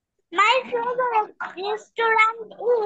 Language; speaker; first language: English; non-native, learner; Bangla